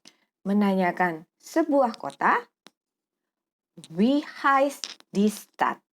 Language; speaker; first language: German; non-native, fluent; Indonesian